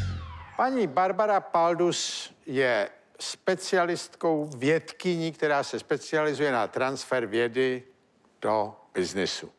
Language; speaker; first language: Czech; native; Czech